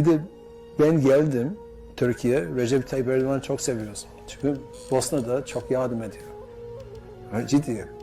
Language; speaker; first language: Turkish; non-native, learner; Bosnian